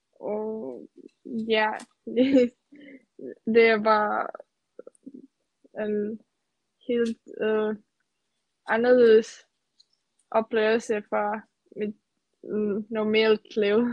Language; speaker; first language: Danish; non-native, fluent; Serbian